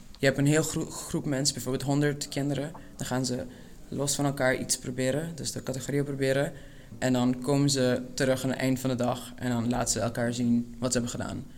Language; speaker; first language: Dutch; non-native, local second language; Papiamento